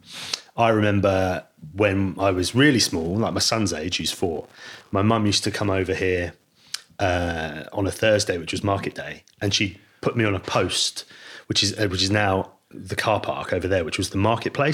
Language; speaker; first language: English; native; English